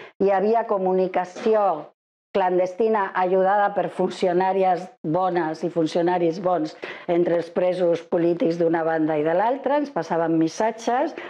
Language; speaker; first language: Catalan; non-native, fluent; Spanish